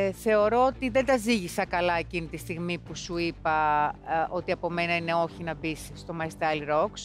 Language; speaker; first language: Greek; native; Greek